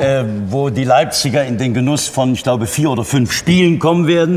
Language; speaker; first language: German; native; German